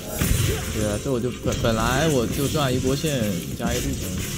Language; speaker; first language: Chinese; native; Chinese